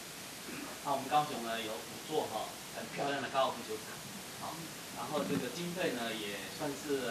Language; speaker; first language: Chinese; native; Chinese